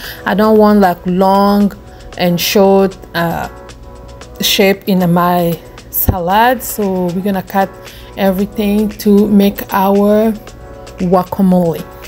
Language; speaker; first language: English; non-native, fluent; Lingala